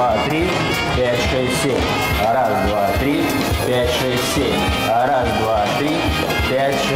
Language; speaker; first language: Russian; non-native, learner; Spanish